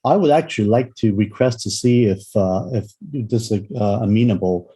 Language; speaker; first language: English; non-native, local second language; Cantonese